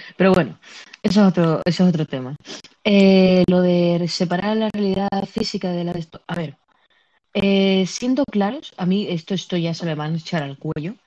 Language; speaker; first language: Spanish; native; Spanish